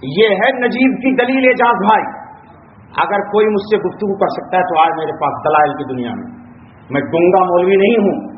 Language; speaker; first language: Urdu; native; Urdu